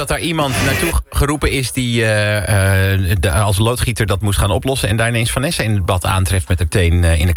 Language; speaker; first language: Dutch; native; Dutch